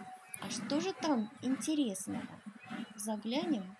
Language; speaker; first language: Russian; native; Russian